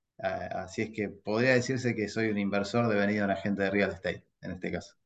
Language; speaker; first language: Spanish; native; Spanish